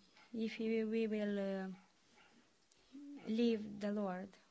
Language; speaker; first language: English; non-native, fluent; Romanian